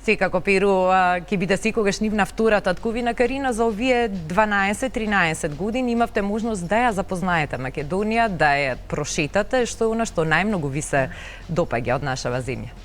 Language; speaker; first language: Macedonian; native; Macedonian